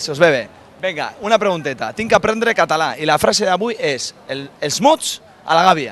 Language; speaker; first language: Catalan; non-native, learner; Spanish